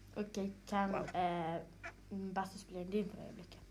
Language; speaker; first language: Norwegian; native; Norwegian